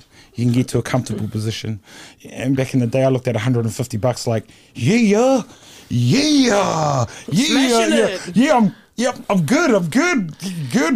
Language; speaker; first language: English; native; English